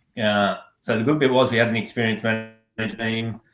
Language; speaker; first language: English; native; English